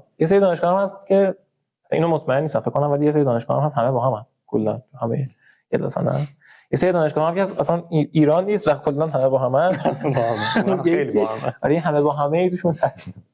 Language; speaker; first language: Persian; native; Persian